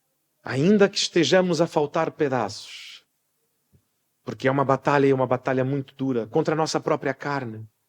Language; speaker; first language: Portuguese; native; Portuguese